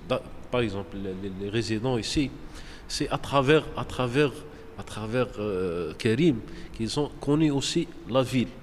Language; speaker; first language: French; non-native, local second language; Arabic